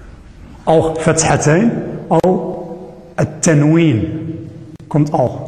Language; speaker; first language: German; non-native, learner; Arabic